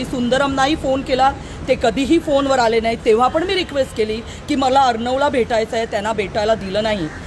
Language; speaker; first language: Marathi; native; Marathi